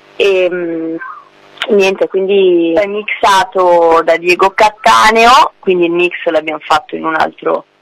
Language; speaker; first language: Italian; non-native, fluent; English